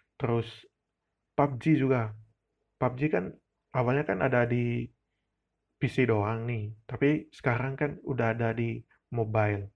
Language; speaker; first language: Indonesian; non-native, local second language; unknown